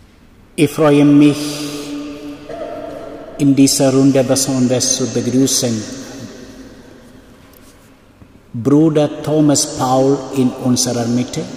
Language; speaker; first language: German; non-native, fluent; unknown